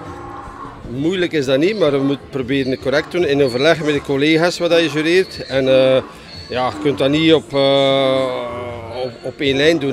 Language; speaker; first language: Dutch; native; Dutch